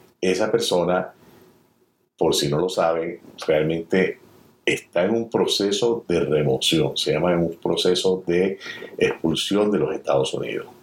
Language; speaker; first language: Spanish; native; Spanish